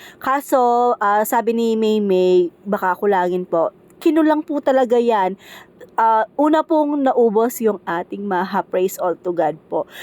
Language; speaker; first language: Filipino; non-native, local second language; Pampanga